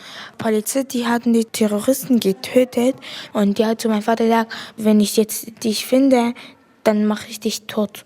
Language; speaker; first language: German; early bilingual, other home language; Kurdish